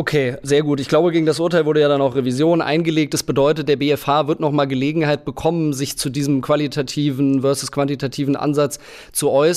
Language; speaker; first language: German; native; German